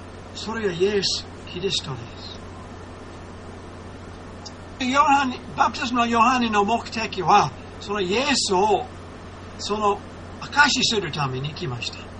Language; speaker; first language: Japanese; non-native, fluent; English